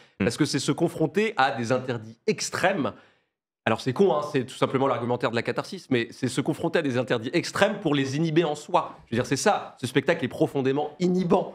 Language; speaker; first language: French; native; French